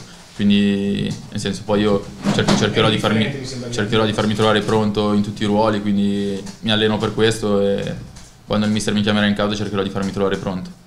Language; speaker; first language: Italian; native; Italian